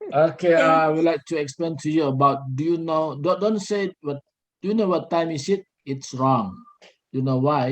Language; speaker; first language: English; non-native, learner; Indonesian